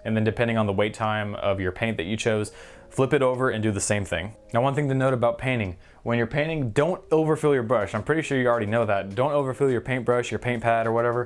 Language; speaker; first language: English; native; English